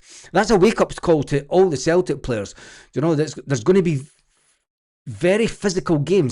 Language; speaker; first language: English; native; English